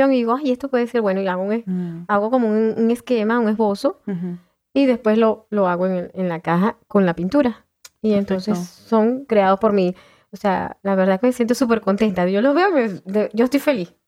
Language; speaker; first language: Spanish; native; Spanish